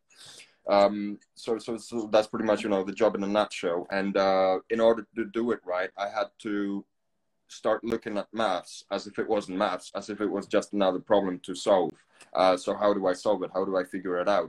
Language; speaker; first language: English; non-native, fluent; Polish